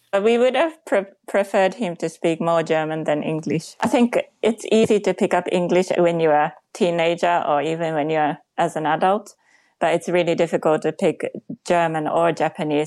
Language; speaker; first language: English; non-native, fluent; Japanese